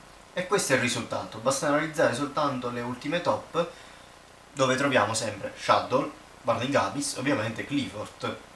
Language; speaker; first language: Italian; native; Italian